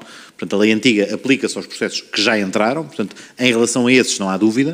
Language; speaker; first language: Portuguese; native; Portuguese